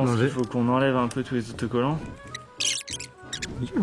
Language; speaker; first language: French; native; French